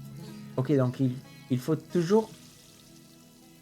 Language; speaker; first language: French; non-native, local second language; English